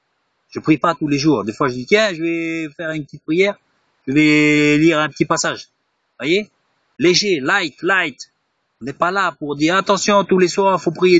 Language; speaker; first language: French; native; French